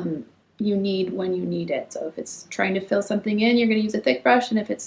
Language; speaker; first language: English; native; English